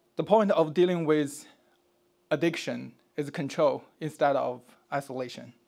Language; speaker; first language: English; non-native, fluent; Chinese